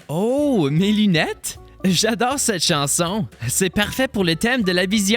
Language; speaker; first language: French; native; French